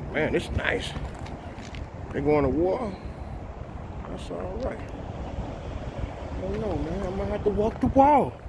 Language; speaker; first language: English; native; English